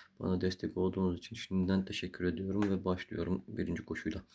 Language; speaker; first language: Turkish; native; Turkish